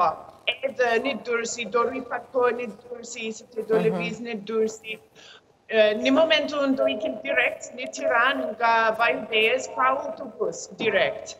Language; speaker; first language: Albanian; non-native, learner; English